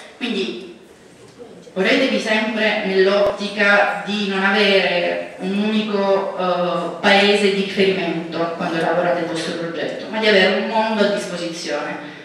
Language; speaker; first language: Italian; native; Italian